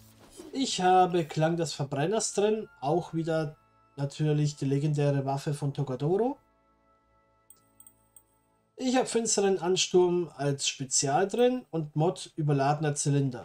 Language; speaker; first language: German; native; German